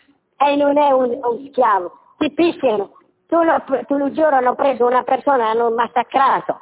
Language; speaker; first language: Italian; non-native, learner; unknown